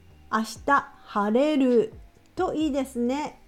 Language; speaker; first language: Japanese; native; Japanese